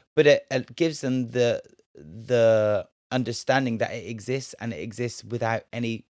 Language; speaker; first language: English; native; English